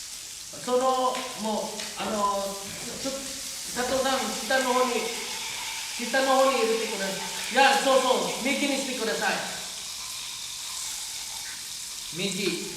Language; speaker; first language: Japanese; non-native, fluent; Filipino